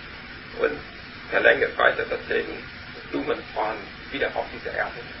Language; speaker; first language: German; non-native, learner; Vietnamese